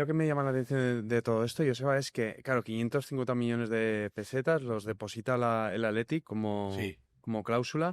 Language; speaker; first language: Spanish; native; Spanish